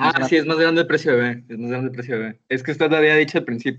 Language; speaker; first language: Spanish; native; Spanish